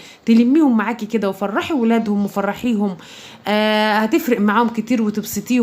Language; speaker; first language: Arabic; native; Arabic